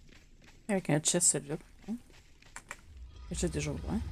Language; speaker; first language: French; native; French